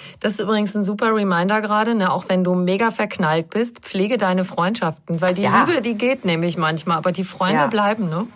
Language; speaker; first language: German; native; German